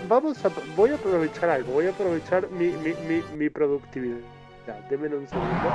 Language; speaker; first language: Spanish; native; Spanish